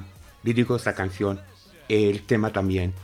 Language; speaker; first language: Spanish; non-native, fluent; Arabic